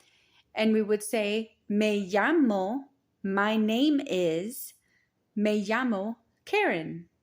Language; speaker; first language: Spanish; non-native, learner; English